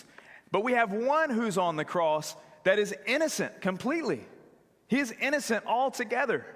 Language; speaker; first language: English; native; English